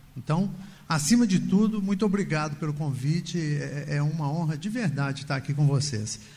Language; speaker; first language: Portuguese; native; Portuguese